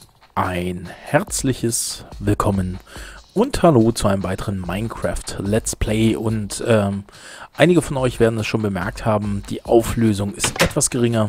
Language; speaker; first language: German; native; German